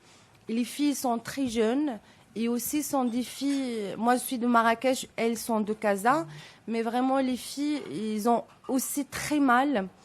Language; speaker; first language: French; non-native, local second language; Arabic